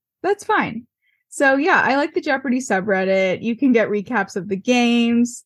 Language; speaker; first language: English; native; English